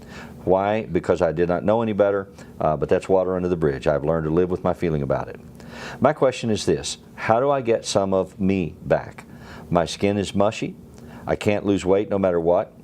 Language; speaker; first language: English; native; English